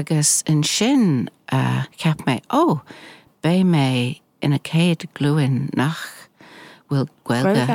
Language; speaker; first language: Irish; non-native, learner; English